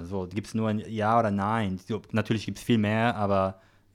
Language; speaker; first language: German; non-native, learner; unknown